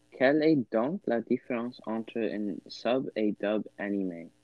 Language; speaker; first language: French; non-native, learner; English